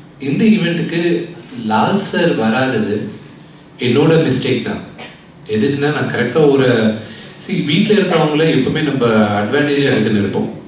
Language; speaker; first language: Tamil; non-native, local second language; Telugu